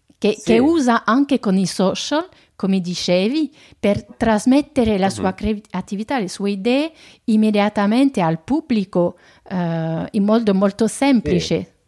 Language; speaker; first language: Italian; non-native, fluent; French